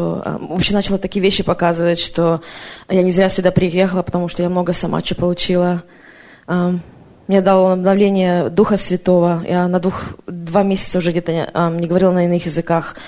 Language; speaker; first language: Russian; native; Russian